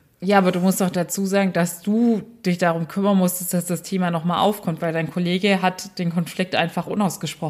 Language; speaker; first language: German; early bilingual, other home language; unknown